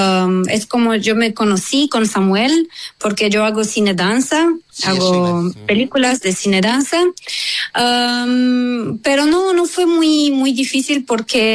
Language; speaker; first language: Spanish; non-native, fluent; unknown